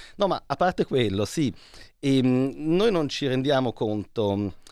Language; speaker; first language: Italian; native; Italian